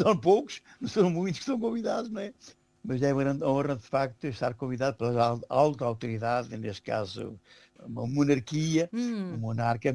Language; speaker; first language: Portuguese; native; Portuguese